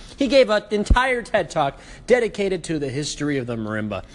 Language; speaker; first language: English; early bilingual, other home language; Spanish